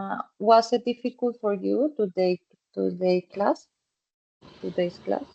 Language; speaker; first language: English; non-native, fluent; Spanish